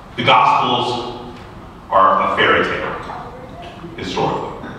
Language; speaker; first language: English; native; English